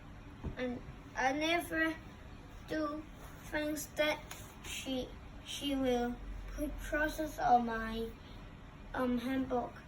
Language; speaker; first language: English; non-native, local second language; Cantonese